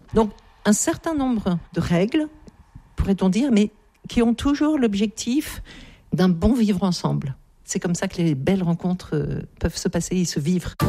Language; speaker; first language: French; native; French